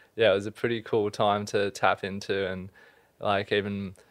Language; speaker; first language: English; native; English